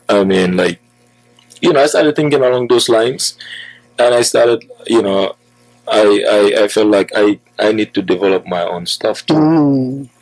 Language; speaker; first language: English; non-native, local second language; Wolof